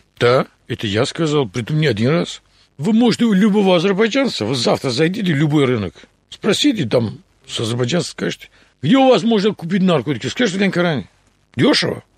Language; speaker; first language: Russian; non-native, local second language; Talysh